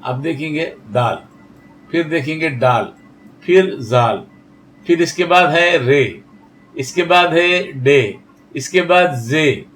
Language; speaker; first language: Urdu; native; Urdu